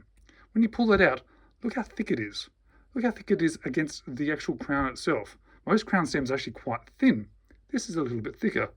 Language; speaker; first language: English; native; English